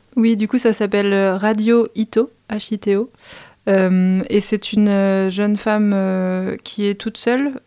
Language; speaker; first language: French; native; French